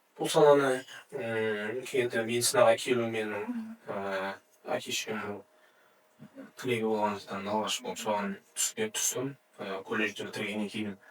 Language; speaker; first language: Kazakh; native; Kazakh